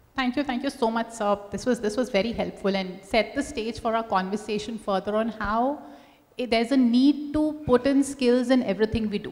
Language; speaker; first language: English; non-native, local second language; Hindi